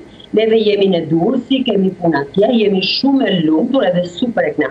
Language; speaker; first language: Albanian; non-native, learner; Italian